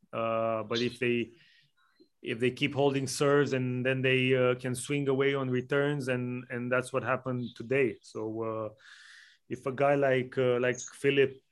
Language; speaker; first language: English; non-native, fluent; Romanian